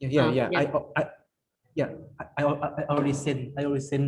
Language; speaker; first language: English; non-native, fluent; Lao